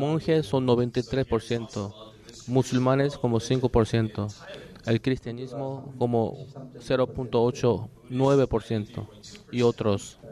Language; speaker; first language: Spanish; non-native, learner; Korean